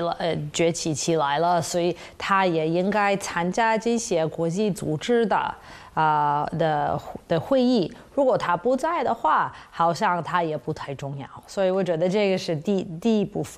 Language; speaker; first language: Chinese; non-native, fluent; English